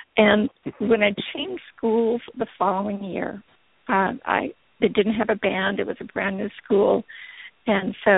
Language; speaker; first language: English; native; English